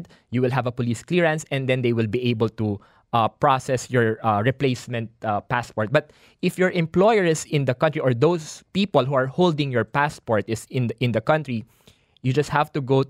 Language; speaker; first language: English; non-native, local second language; Filipino